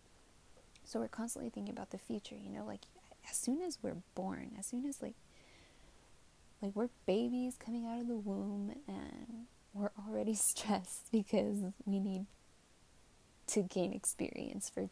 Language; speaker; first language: English; native; English